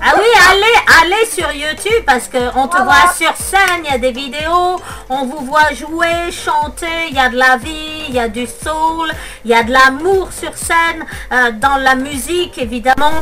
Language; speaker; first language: French; native; French